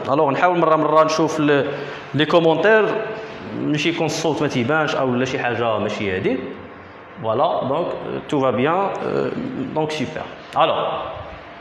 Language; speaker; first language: French; non-native, local second language; Arabic